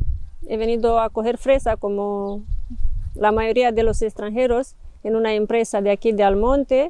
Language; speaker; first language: Spanish; non-native, fluent; Romanian